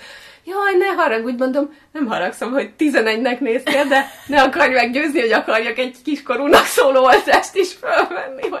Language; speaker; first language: Hungarian; native; Hungarian